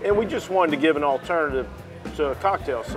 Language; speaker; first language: English; native; English